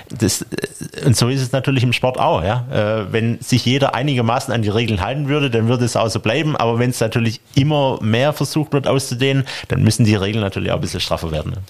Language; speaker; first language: German; native; German